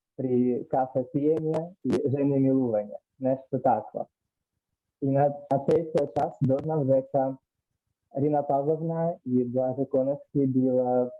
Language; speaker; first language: Macedonian; non-native, learner; Russian